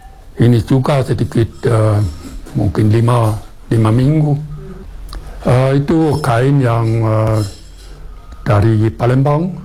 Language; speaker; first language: Indonesian; non-native, fluent; German